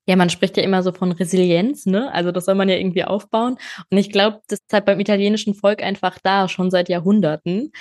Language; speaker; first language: German; native; German